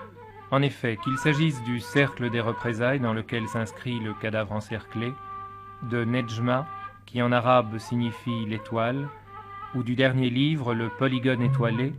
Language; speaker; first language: French; native; French